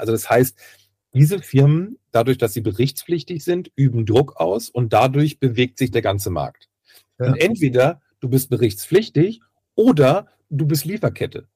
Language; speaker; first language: German; native; German